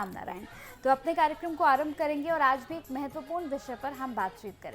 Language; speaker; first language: Hindi; native; Hindi